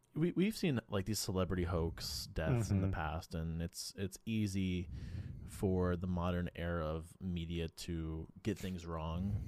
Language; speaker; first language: English; native; English